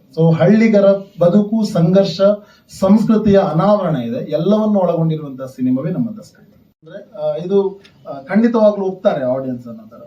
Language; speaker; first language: Kannada; non-native, local second language; Tulu